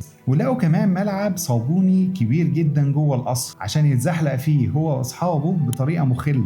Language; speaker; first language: Arabic; native; Arabic